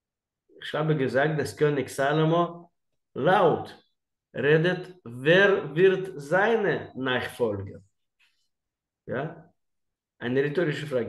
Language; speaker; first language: German; non-native, learner; Russian